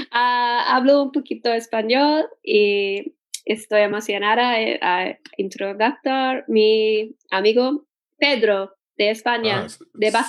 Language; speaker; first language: Spanish; non-native, learner; English